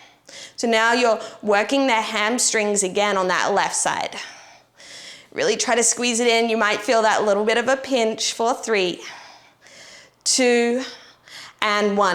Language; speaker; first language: English; native; English